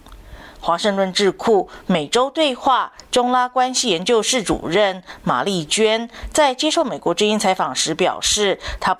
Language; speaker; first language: Chinese; native; Chinese